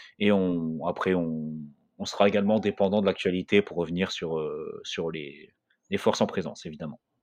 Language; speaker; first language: French; native; French